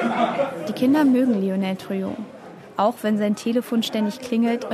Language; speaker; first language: German; native; German